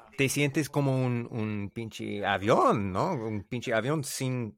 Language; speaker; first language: Spanish; non-native, learner; English